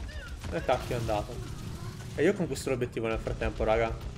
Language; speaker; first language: Italian; native; Italian